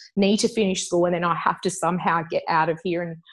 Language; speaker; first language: English; native; English